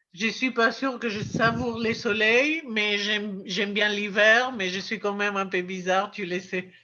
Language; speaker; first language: French; non-native, fluent; Spanish